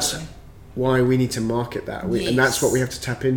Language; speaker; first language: English; native; English